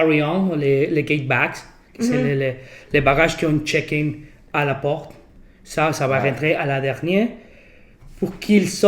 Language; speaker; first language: French; non-native, fluent; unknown